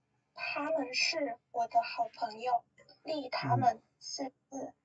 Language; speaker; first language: Chinese; non-native, learner; Indonesian